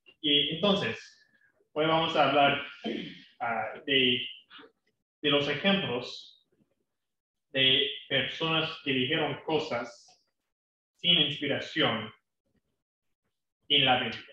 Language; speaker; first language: Spanish; non-native, fluent; English